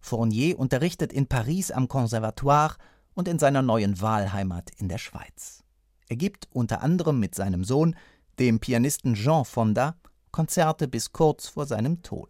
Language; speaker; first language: German; native; German